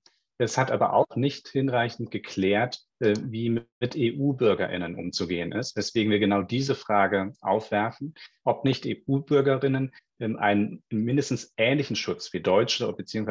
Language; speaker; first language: German; native; German